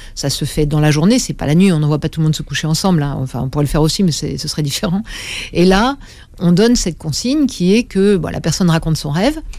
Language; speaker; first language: French; native; French